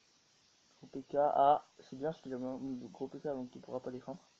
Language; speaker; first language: French; native; French